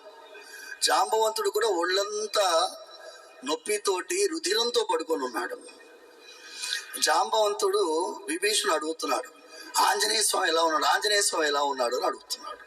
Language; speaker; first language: Telugu; native; Telugu